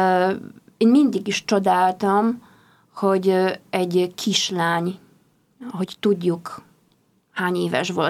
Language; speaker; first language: Hungarian; non-native, fluent; Polish